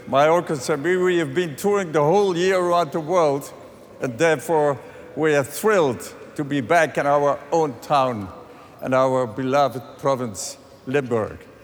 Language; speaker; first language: English; non-native, fluent; Dutch